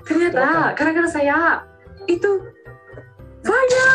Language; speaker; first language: Indonesian; non-native, learner; Japanese